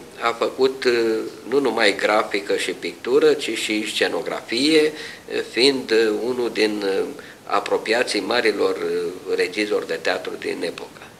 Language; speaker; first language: Romanian; native; Romanian